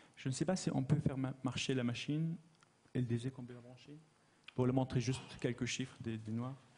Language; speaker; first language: French; non-native, fluent; Arabic